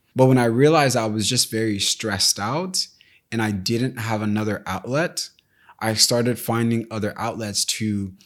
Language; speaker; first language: English; native; English